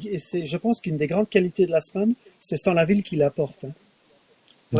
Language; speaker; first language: French; native; French